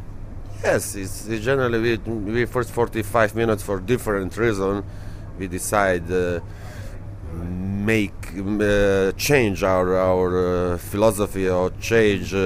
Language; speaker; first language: English; non-native, learner; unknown